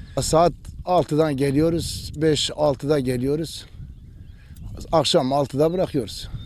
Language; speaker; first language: Turkish; non-native, local second language; Kurdish